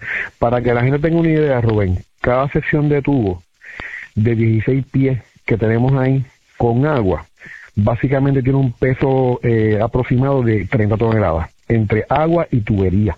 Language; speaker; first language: Spanish; native; Spanish